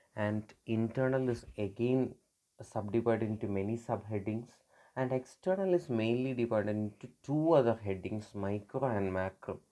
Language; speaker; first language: English; non-native, local second language; Malayalam